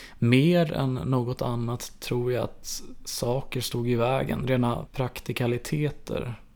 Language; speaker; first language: Swedish; native; Swedish